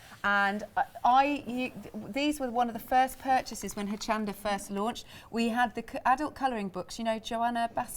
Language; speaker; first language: English; native; English